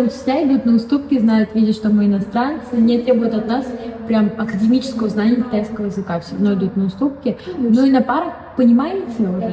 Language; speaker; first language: Russian; native; Russian